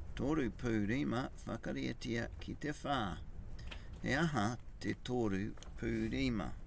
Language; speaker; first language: Māori; non-native, local second language; English